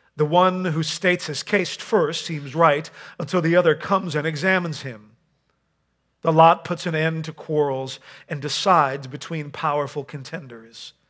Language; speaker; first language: English; non-native, fluent; Dutch